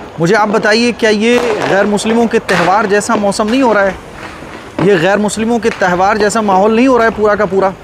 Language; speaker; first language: Urdu; native; Urdu